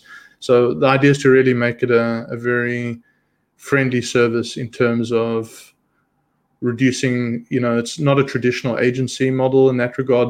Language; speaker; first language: English; native; English